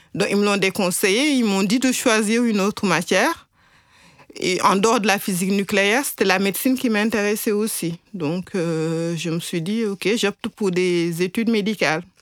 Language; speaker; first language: French; non-native, local second language; Wolof